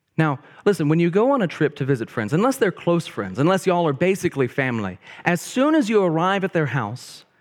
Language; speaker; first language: English; native; English